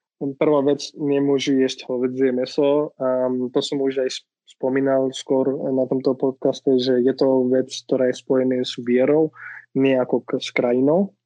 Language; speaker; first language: Slovak; non-native, fluent; Marathi